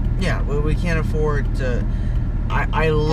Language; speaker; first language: English; native; English